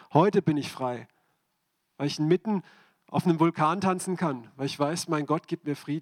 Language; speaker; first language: German; native; German